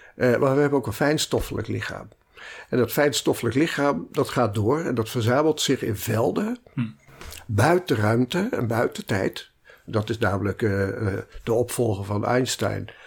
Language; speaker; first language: Dutch; native; Dutch